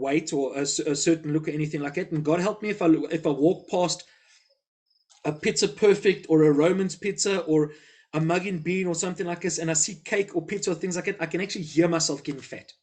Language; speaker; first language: English; native; English